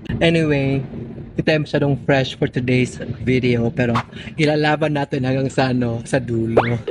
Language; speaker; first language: Filipino; non-native, local second language; Cebuano